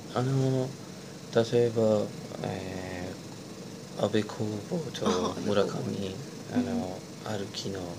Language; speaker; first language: Japanese; non-native, learner; Persian